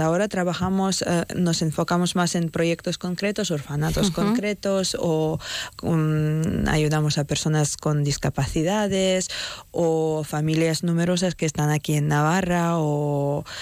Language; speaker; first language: Spanish; non-native, fluent; Ukrainian